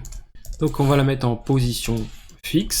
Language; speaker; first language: French; native; French